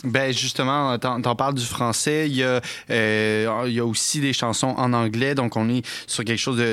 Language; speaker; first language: French; native; French